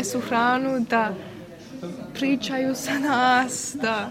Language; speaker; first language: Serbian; early bilingual, heritage; Bosnian